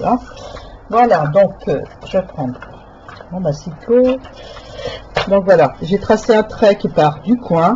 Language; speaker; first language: French; native; French